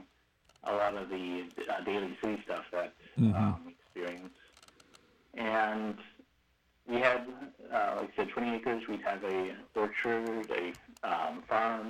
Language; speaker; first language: English; native; English